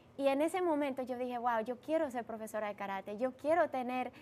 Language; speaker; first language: Spanish; early bilingual, other home language; Bulgarian